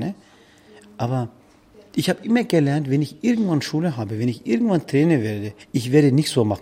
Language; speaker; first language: German; non-native, fluent; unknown